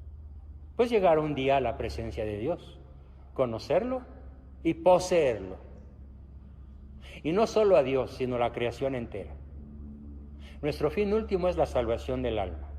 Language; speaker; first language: Spanish; native; Spanish